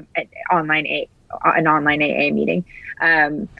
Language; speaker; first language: English; native; English